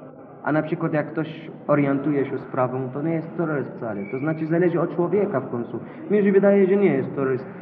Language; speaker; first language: Polish; non-native, learner; Arabic